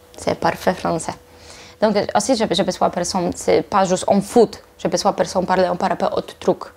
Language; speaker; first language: French; non-native, learner; Polish